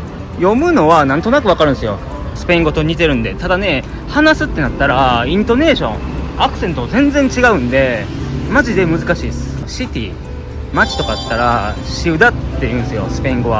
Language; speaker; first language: Japanese; native; Japanese